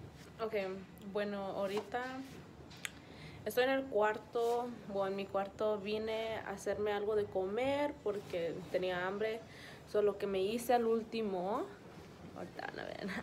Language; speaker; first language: Spanish; early bilingual, heritage; Spanish